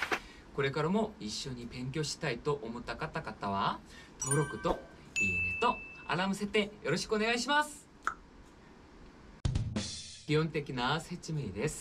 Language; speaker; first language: Japanese; non-native, fluent; Korean